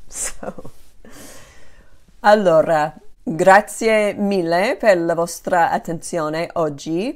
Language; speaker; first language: Italian; non-native, fluent; English